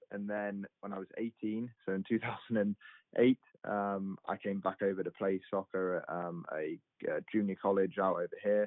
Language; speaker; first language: English; native; English